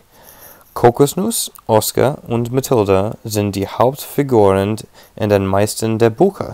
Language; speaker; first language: German; non-native, learner; English